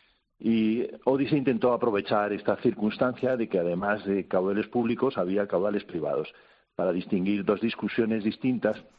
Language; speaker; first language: Spanish; native; Spanish